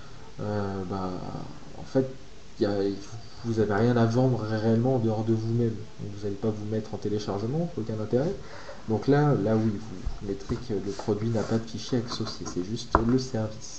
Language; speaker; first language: French; native; French